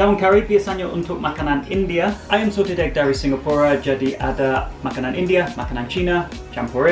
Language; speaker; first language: Indonesian; non-native, fluent; English